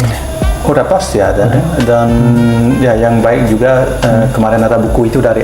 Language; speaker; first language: Indonesian; non-native, fluent; Dutch